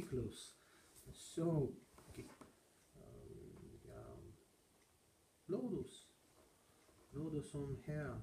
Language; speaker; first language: Estonian; non-native, learner; Russian